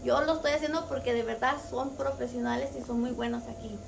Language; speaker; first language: Spanish; early bilingual, heritage; Spanish